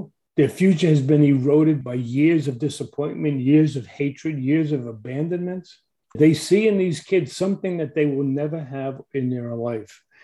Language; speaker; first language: English; native; English